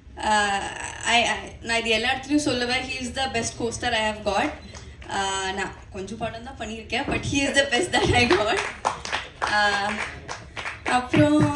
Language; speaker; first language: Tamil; non-native, fluent; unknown